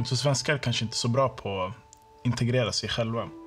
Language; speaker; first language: Swedish; early bilingual, other home language; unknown